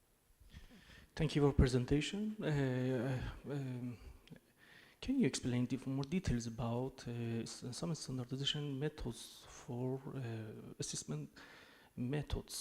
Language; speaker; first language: English; non-native, learner; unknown